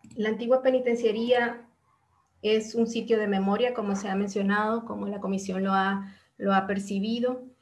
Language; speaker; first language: Spanish; native; Spanish